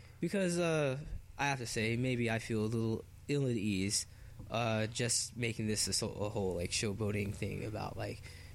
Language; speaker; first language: English; native; English